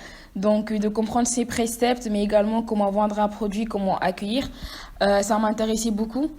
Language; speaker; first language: French; non-native, local second language; Wolof